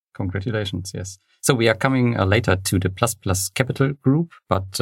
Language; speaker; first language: English; non-native, fluent; German